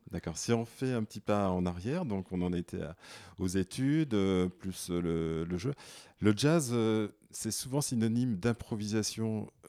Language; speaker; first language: French; native; French